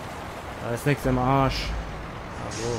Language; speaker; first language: German; native; German